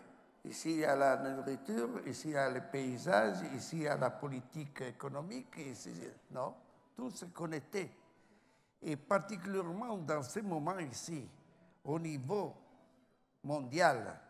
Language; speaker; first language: French; non-native, learner; Italian